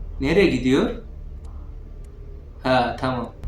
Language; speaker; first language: Turkish; non-native, learner; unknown